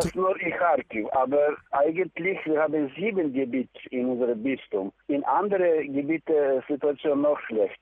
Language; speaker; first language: German; non-native, fluent; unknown